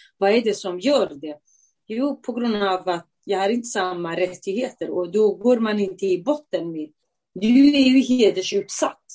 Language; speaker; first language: Swedish; non-native, fluent; Central Kurdish